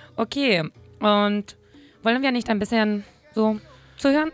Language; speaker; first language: German; non-native, fluent; Spanish